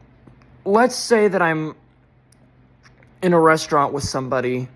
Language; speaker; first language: English; native; English